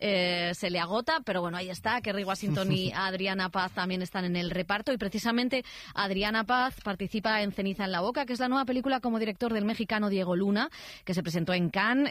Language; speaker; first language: Spanish; native; Spanish